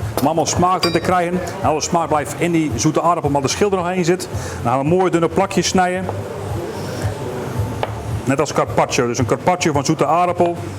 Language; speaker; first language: Dutch; native; Dutch